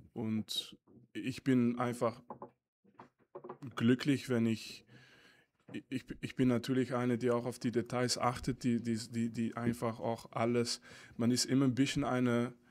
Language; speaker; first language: German; non-native, fluent; French